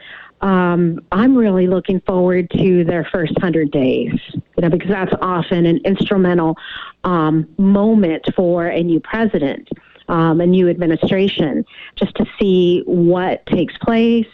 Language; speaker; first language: English; native; English